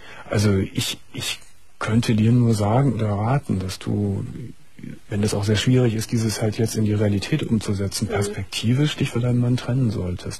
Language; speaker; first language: German; native; German